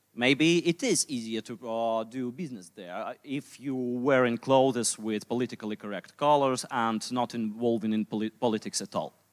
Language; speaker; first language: English; non-native, fluent; Russian